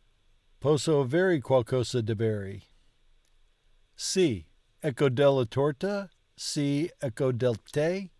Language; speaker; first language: Italian; non-native, learner; English